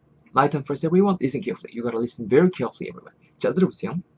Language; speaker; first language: English; non-native, fluent; Korean